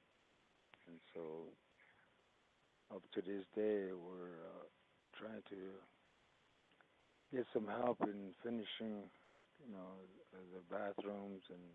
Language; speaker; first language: English; early bilingual, other home language; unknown